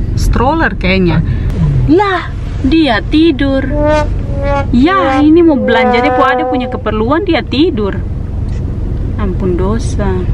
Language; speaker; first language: Indonesian; native; Indonesian